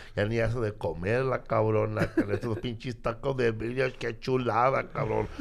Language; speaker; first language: Spanish; early bilingual, other home language; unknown